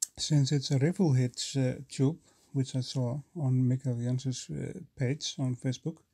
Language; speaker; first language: English; non-native, fluent; Icelandic